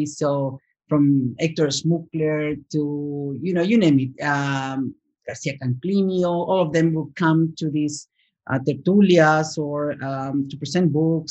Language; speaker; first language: English; non-native, fluent; Spanish